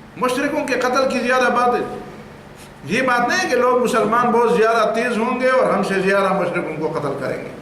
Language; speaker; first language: Urdu; non-native, local second language; Pashto